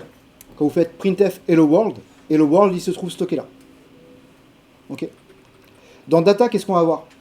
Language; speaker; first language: French; native; French